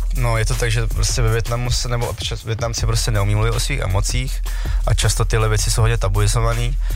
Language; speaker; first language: Czech; early bilingual, other home language; Vietnamese